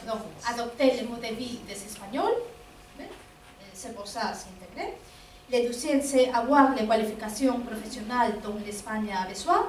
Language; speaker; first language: French; non-native, fluent; Spanish